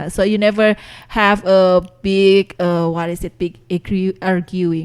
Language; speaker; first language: English; non-native, learner; Indonesian